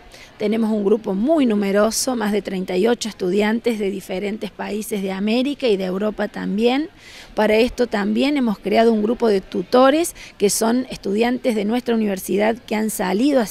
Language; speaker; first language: Spanish; native; Spanish